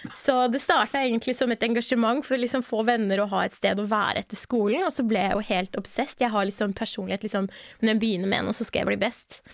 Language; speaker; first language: Norwegian; early bilingual, other home language; Persian